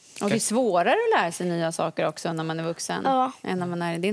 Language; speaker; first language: Swedish; native; Swedish